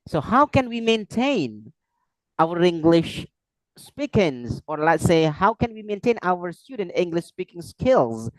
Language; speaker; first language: English; non-native, fluent; Indonesian